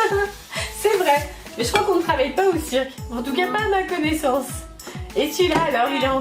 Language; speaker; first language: French; native; French